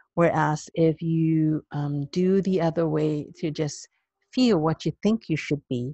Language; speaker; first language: English; non-native, local second language; Cantonese